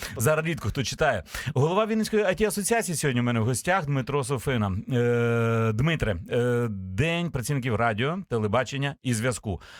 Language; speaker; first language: Ukrainian; native; Ukrainian